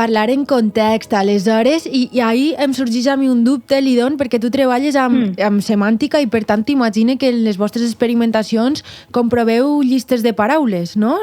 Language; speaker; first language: Catalan; native; Catalan